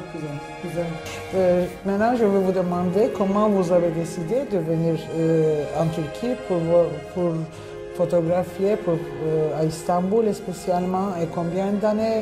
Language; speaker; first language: French; non-native, fluent; Turkish